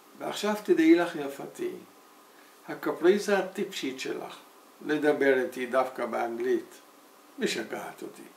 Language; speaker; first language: Hebrew; early bilingual, other home language; Arabic